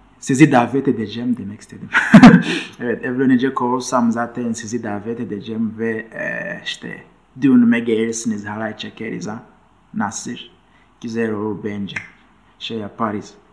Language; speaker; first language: Turkish; non-native, fluent; Kinyarwanda